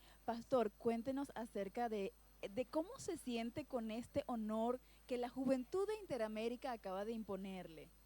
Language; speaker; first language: Spanish; native; Spanish